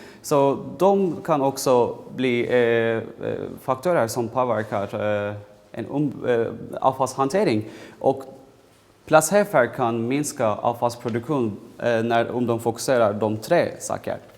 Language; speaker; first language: Swedish; non-native, fluent; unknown